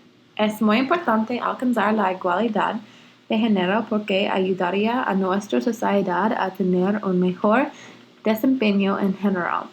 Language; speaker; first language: Spanish; non-native, learner; English